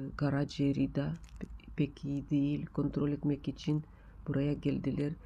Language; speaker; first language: Turkish; non-native, learner; Russian